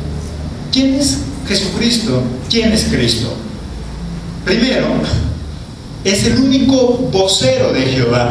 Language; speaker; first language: Spanish; native; Spanish